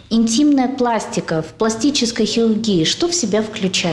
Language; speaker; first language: Russian; native; Russian